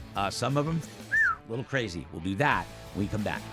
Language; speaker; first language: English; native; English